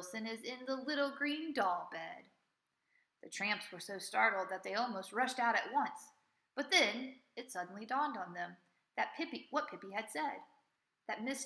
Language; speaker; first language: English; native; English